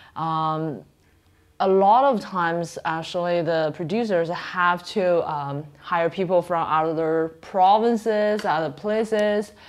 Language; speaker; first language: English; non-native, fluent; Chinese